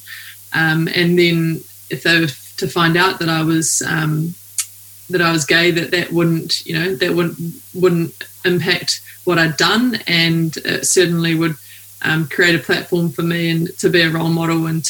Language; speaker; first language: English; native; English